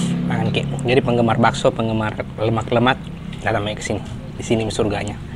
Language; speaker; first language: Indonesian; native; Indonesian